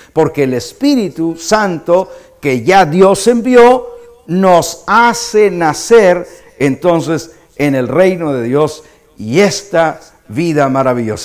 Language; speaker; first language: Spanish; native; Spanish